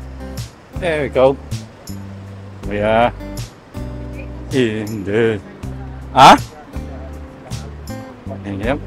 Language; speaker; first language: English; non-native, fluent; Indonesian